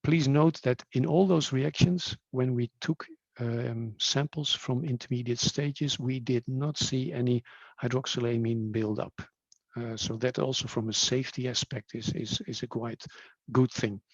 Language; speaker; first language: English; non-native, fluent; Dutch